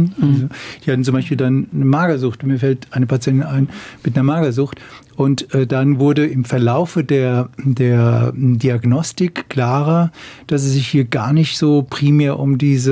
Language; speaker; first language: German; native; German